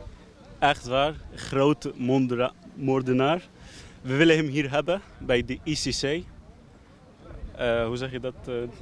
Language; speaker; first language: Dutch; non-native, learner; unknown